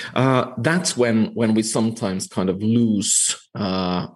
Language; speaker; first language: English; non-native, fluent; Finnish